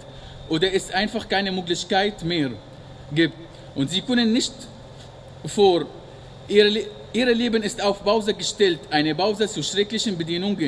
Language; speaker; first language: German; non-native, learner; Arabic